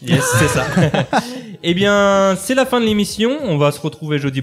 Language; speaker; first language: French; native; French